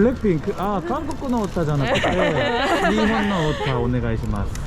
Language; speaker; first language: Japanese; non-native, learner; Korean